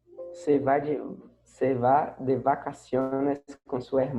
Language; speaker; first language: Spanish; non-native, learner; Portuguese